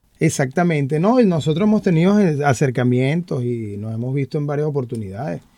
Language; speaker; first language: Spanish; native; Spanish